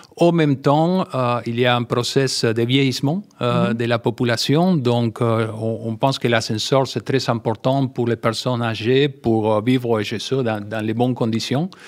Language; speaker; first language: French; non-native, fluent; Spanish